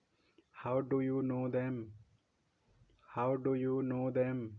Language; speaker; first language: English; non-native, local second language; Odia